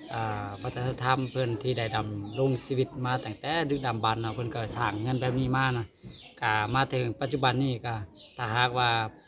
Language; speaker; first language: Lao; native; Lao